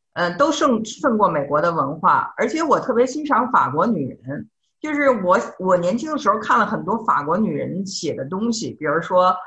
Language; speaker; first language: Chinese; native; Chinese